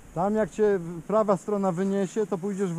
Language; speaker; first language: Polish; native; Polish